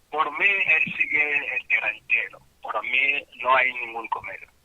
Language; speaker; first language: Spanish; non-native, fluent; French